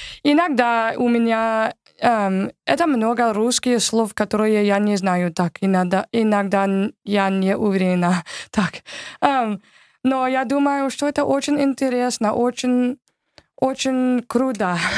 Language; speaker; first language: Russian; non-native, learner; English